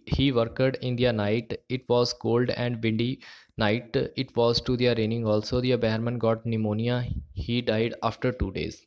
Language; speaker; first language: English; non-native, local second language; Punjabi